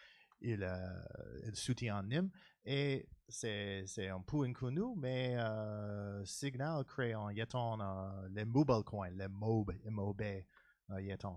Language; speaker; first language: French; non-native, learner; English